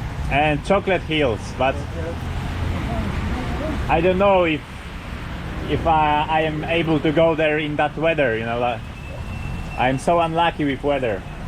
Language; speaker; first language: English; non-native, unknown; Polish